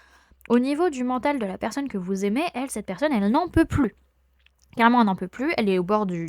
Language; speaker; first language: French; native; French